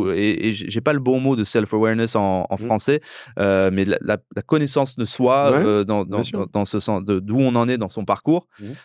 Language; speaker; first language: French; early bilingual, other home language; Persian